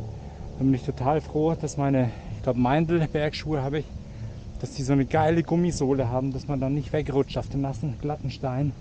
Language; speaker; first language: German; native; German